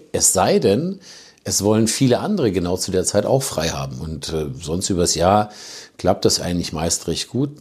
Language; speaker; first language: German; native; German